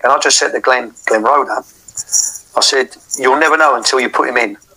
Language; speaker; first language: English; native; English